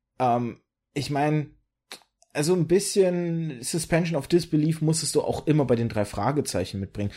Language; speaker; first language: German; early bilingual, other home language; Russian